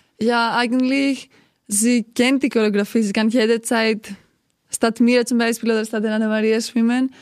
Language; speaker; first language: German; non-native, fluent; Greek